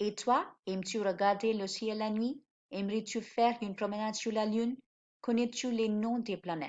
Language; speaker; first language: French; non-native, fluent; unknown